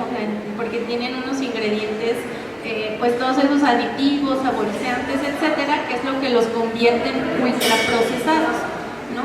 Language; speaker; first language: Spanish; native; Spanish